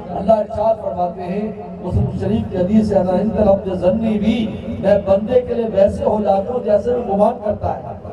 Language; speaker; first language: Urdu; non-native, local second language; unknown